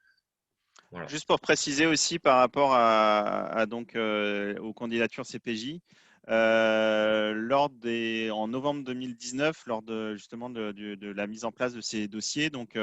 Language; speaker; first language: French; native; French